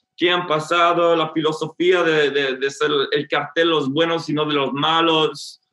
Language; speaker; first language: Spanish; non-native, fluent; English